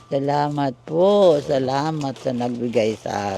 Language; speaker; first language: Filipino; non-native, local second language; Cebuano